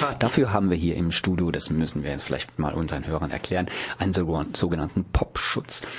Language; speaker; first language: German; native; German